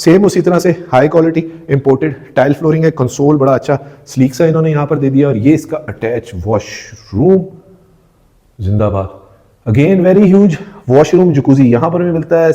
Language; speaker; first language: Urdu; native; Urdu